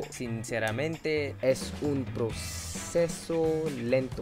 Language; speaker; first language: Spanish; non-native, learner; English